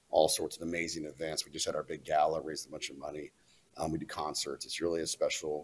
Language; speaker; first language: English; native; English